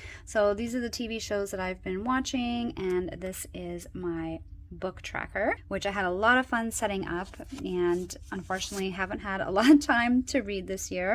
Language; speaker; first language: English; native; English